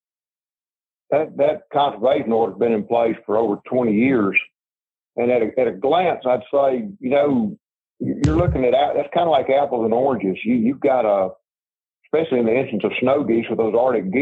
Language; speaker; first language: English; native; English